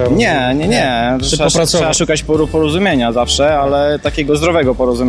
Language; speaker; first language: Polish; native; Polish